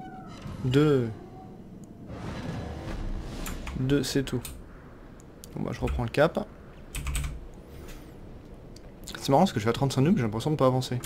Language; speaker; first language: French; native; French